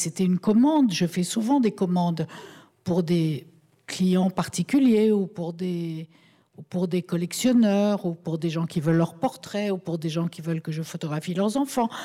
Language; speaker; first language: French; native; French